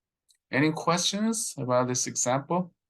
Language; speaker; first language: English; non-native, fluent; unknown